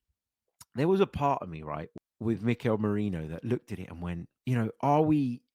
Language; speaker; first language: English; native; English